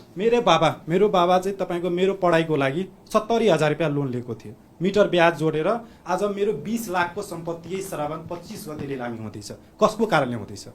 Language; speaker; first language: Nepali; non-native, local second language; Maithili